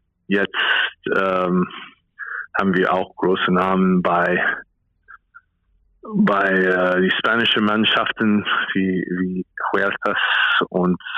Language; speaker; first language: German; non-native, fluent; English